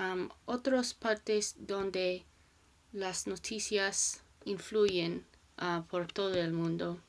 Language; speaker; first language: Spanish; non-native, learner; English